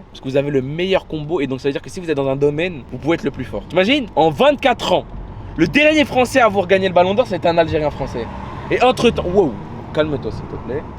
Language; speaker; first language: French; native; French